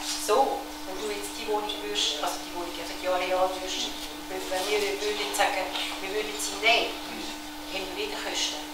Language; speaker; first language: German; early bilingual, other home language; Tibetan